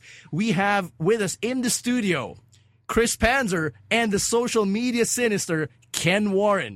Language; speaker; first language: English; non-native, local second language; Filipino